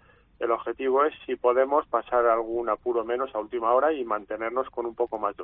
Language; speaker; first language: Spanish; native; Spanish